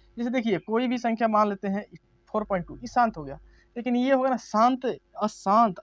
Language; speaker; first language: Hindi; native; Hindi